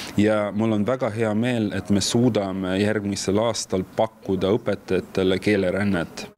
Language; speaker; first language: Estonian; non-native, local second language; Russian